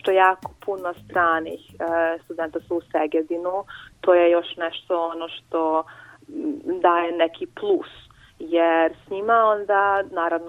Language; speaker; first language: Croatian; non-native, local second language; Hungarian